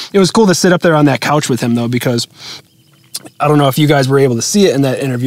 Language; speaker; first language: English; native; English